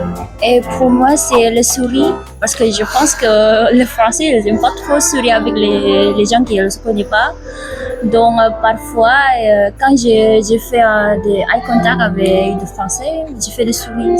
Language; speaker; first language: French; non-native, fluent; Indonesian